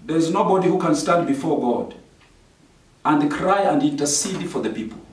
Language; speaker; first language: English; non-native, local second language; Swahili